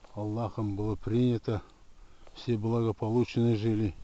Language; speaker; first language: Russian; non-native, local second language; Kazakh